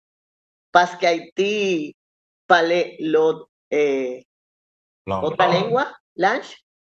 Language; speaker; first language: Haitian Creole; non-native, learner; Spanish